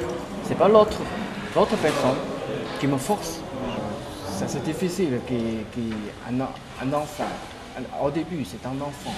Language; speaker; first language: French; non-native, learner; Chinese